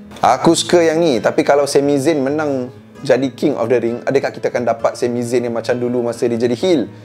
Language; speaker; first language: Malay; native; Malay